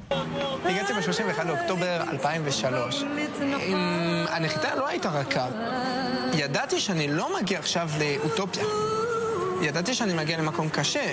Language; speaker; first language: Hebrew; non-native, fluent; French